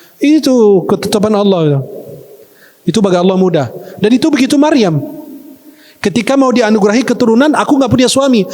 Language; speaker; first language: Malay; non-native, fluent; Arabic